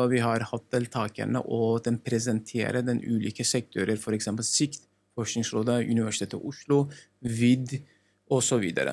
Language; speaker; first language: Norwegian; non-native, learner; Turkish